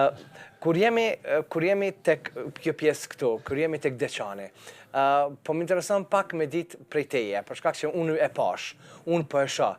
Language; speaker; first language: Albanian; native; Albanian